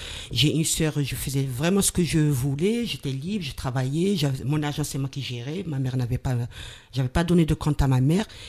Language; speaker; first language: French; non-native, local second language; Arabic